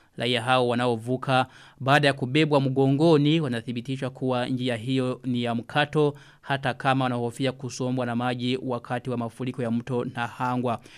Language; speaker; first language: Swahili; non-native, local second language; Rundi